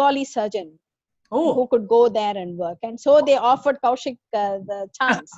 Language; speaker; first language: English; non-native, local second language; Tamil